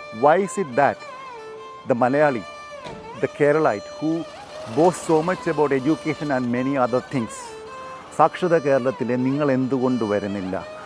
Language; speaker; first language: English; non-native, local second language; Malayalam